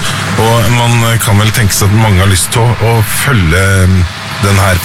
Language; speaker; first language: Norwegian; native; Norwegian